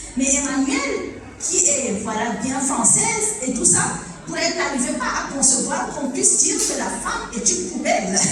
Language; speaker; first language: French; non-native, local second language; Fula